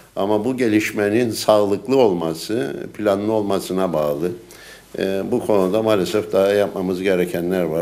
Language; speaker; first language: Turkish; native; Turkish